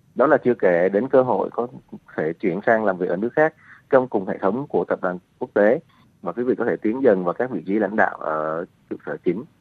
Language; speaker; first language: Vietnamese; native; Vietnamese